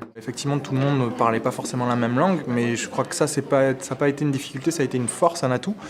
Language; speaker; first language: French; native; French